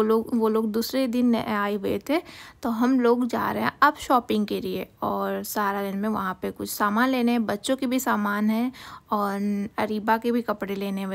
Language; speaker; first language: Hindi; native; Hindi